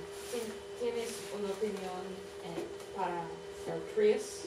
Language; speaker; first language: Spanish; non-native, learner; English